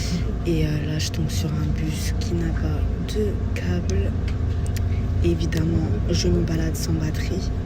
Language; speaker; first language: French; native; French